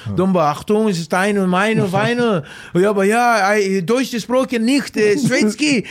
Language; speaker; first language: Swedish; early bilingual, other home language; Kabuverdianu